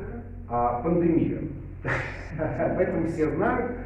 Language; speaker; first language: Russian; native; Russian